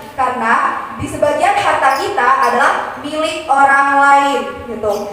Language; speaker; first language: Indonesian; non-native, local second language; Madurese